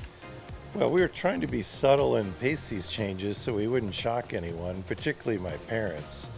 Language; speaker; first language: English; native; English